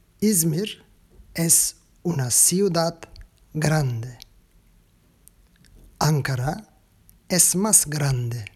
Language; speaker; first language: Spanish; non-native, learner; Turkish